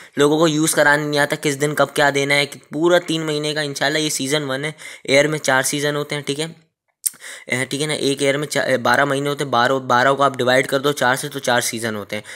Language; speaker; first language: Urdu; native; Urdu